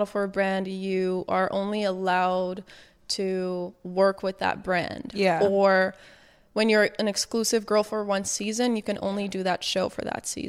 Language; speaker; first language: English; non-native, fluent; Dutch